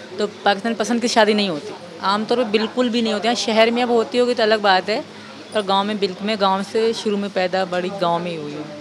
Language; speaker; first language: Urdu; non-native, local second language; Sindhi